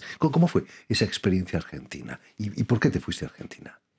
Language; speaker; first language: Spanish; native; Spanish